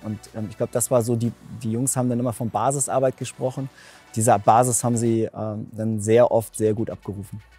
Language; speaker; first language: German; native; German